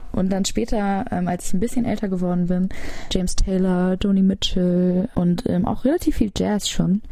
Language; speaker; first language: German; native; German